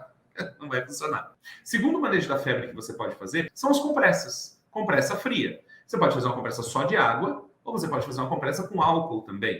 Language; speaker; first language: Portuguese; native; Portuguese